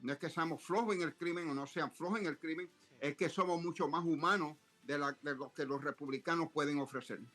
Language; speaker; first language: Spanish; native; Spanish